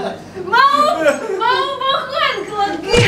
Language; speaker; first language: Indonesian; non-native, learner; Russian